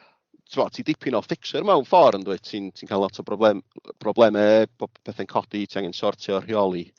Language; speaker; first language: Welsh; native; Welsh